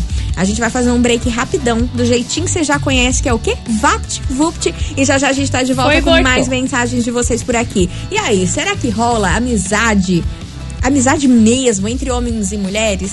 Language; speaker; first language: Portuguese; native; Portuguese